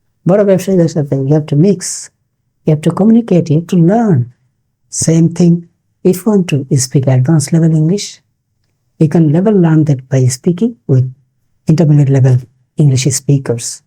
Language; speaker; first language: English; non-native, local second language; Bangla